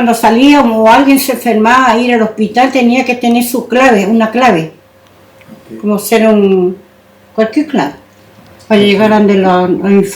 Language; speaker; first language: Spanish; native; Spanish